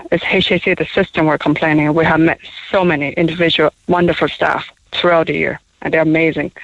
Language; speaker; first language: English; non-native, fluent; Chinese